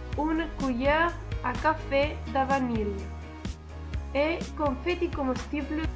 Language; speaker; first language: French; non-native, learner; Spanish